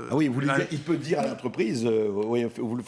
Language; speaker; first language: French; native; French